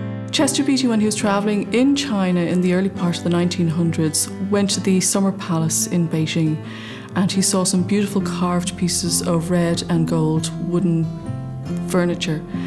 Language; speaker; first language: English; native; English